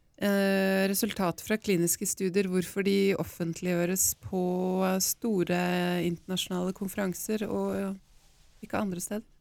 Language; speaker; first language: Norwegian; native; Norwegian